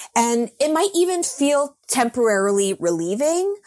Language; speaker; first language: English; native; English